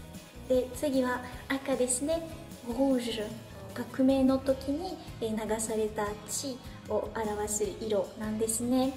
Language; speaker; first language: Japanese; non-native, fluent; French